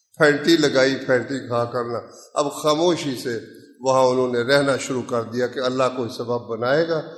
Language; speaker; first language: Urdu; non-native, local second language; Punjabi